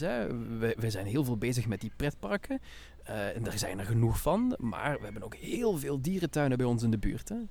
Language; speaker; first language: Dutch; native; Dutch